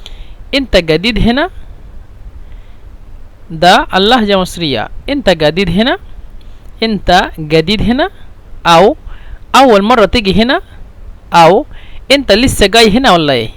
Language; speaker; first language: Arabic; non-native, fluent; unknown